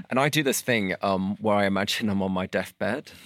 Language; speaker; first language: English; native; English